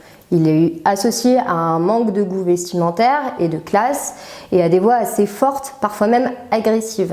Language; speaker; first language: French; native; French